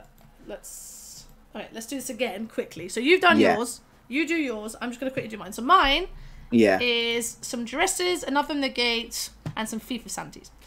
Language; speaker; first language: English; native; English